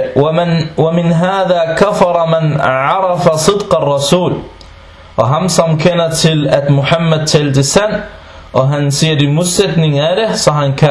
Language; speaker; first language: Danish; early bilingual, other home language; Arabic